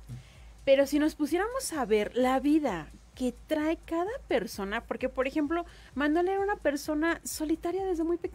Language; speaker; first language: Spanish; native; Spanish